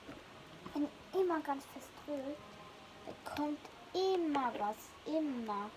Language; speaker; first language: German; early bilingual, heritage; German